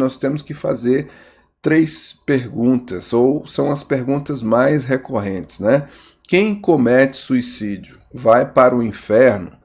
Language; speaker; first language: Portuguese; native; Portuguese